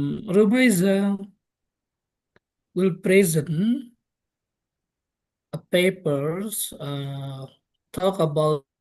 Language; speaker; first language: English; non-native, local second language; Indonesian